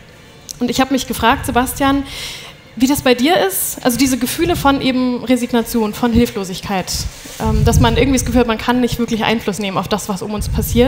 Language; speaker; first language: German; native; German